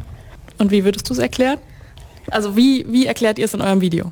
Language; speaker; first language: German; native; German